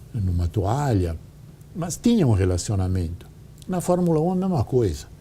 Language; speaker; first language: Portuguese; non-native, fluent; Italian